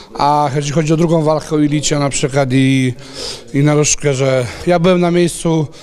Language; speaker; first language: Polish; non-native, fluent; Serbian